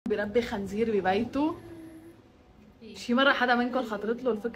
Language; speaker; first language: Arabic; native; Arabic